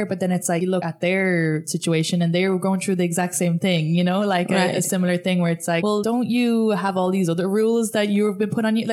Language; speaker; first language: English; native; English